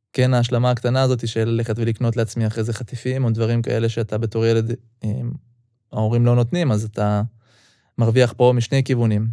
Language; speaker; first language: Hebrew; early bilingual, other home language; Russian